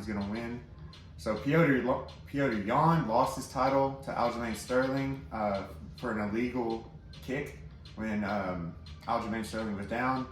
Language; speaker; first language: English; native; English